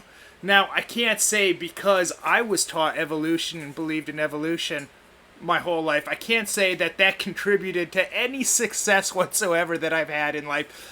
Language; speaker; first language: English; native; English